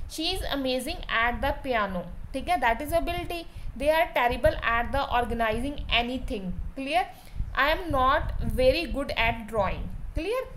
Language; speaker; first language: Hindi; non-native, local second language; Punjabi